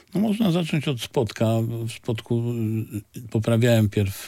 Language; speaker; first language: Polish; native; Polish